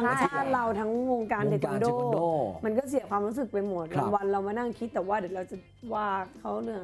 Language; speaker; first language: Thai; native; Thai